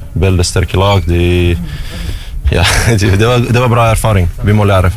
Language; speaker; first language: Norwegian; non-native, learner; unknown